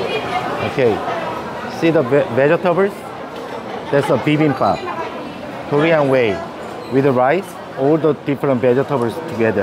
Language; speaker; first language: English; non-native, learner; Korean